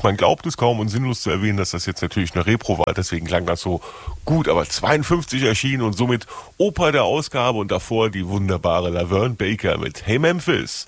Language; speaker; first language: German; native; German